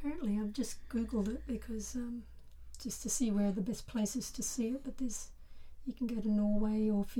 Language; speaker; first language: English; native; English